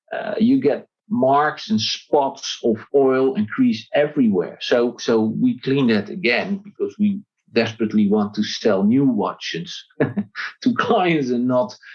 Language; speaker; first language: English; non-native, fluent; Dutch